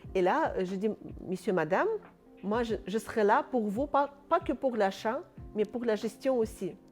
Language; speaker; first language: French; non-native, fluent; Russian